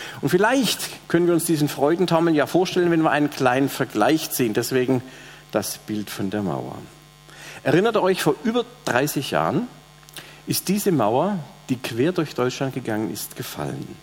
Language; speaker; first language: German; native; German